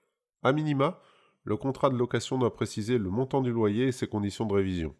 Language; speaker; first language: French; native; French